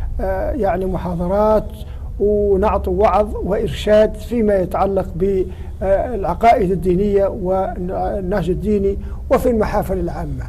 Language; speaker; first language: Arabic; native; Arabic